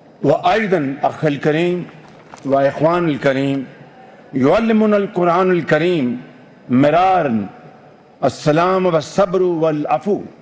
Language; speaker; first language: Arabic; non-native, learner; Urdu